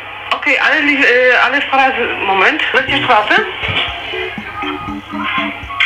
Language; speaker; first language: German; non-native, learner; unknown